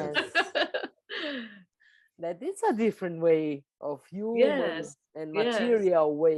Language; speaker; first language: English; non-native, learner; German